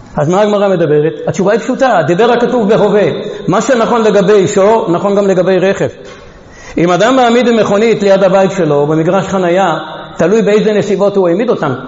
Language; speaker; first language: Hebrew; non-native, fluent; Hungarian